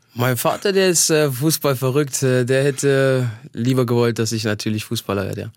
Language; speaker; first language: German; native; German